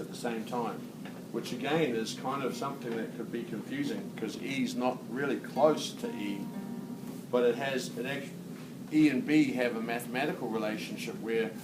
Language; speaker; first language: English; native; English